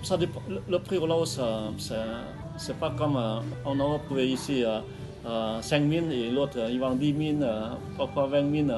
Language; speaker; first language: French; non-native, learner; Lao